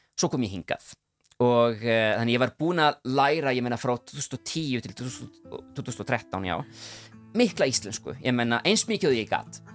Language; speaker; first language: Icelandic; non-native, fluent; Italian